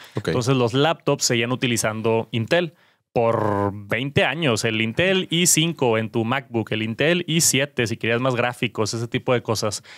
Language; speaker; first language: Spanish; native; Spanish